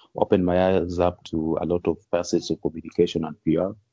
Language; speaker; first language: English; non-native, local second language; Luo (Kenya and Tanzania)